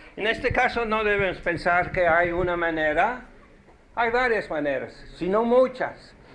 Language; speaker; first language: Spanish; non-native, fluent; English